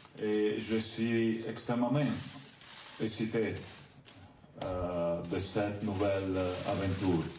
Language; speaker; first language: French; non-native, learner; Italian